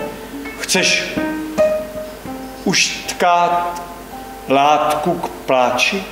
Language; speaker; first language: Czech; native; Czech